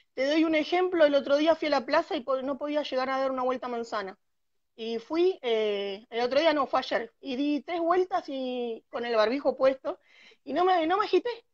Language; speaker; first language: Spanish; native; Spanish